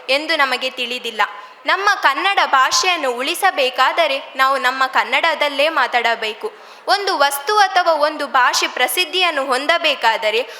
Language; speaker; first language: Kannada; native; Kannada